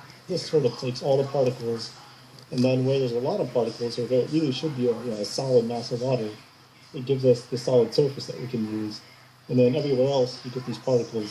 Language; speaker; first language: English; native; English